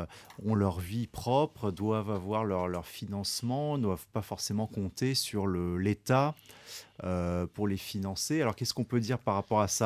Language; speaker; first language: French; native; French